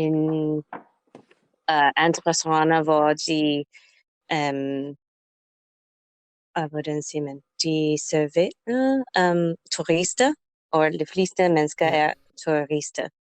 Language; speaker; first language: Danish; non-native, learner; English